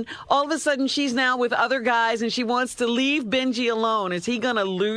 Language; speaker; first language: English; native; English